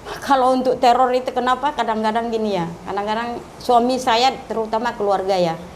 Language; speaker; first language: Indonesian; non-native, local second language; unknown